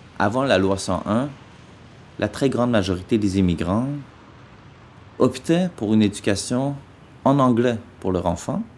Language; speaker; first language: French; non-native, local second language; English